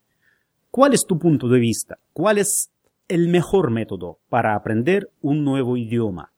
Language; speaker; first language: Spanish; non-native, fluent; Russian